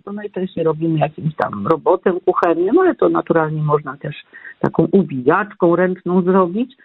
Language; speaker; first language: Polish; native; Polish